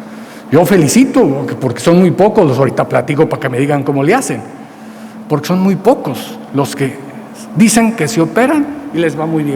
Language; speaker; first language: Spanish; native; Spanish